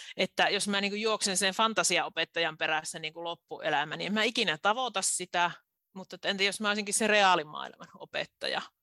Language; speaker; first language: Finnish; native; Finnish